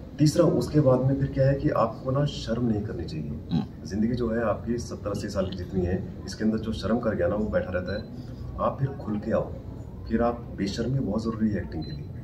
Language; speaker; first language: Hindi; native; Hindi